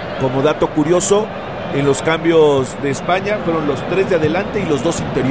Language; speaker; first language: Spanish; native; Spanish